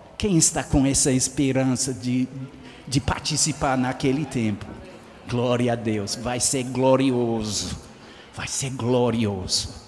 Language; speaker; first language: Portuguese; non-native, fluent; English